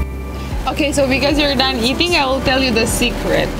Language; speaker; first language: English; non-native, fluent; Romanian